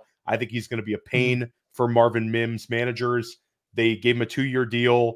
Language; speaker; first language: English; native; English